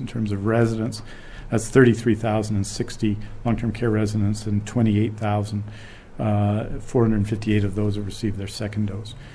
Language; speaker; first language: English; native; English